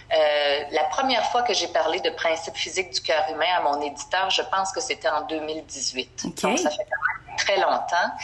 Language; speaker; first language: French; native; French